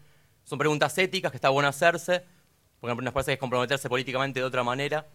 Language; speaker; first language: Spanish; native; Spanish